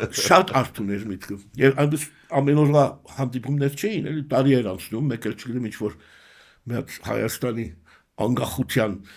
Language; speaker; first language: Armenian; early bilingual, heritage; Armenian